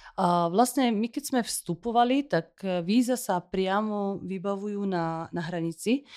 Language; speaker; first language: Slovak; early bilingual, heritage; Slovak